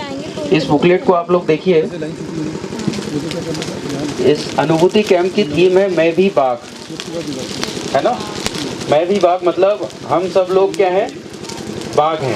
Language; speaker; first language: Hindi; native; Hindi